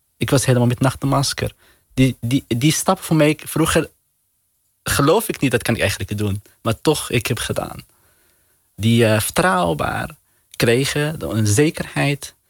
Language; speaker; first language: Dutch; non-native, learner; Arabic